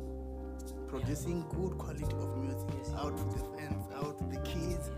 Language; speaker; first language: English; non-native, local second language; Venda